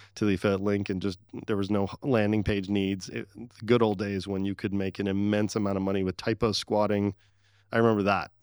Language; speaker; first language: English; early bilingual, other home language; Arabic